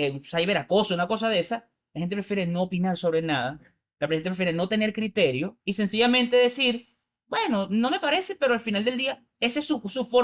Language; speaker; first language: Spanish; native; Spanish